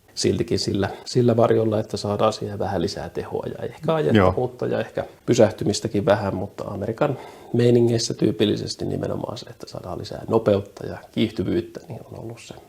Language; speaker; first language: Finnish; native; Finnish